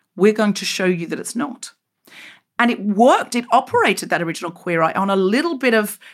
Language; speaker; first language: English; native; English